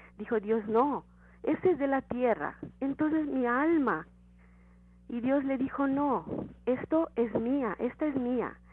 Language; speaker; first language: Spanish; non-native, fluent; Romanian